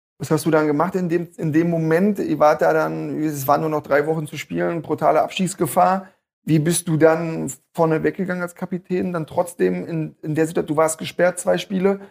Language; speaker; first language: German; native; German